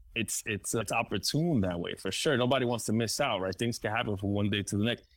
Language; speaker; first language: English; early bilingual, other home language; Spanish